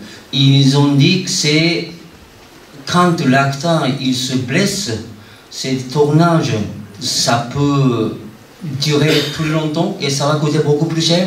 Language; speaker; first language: French; non-native, fluent; Japanese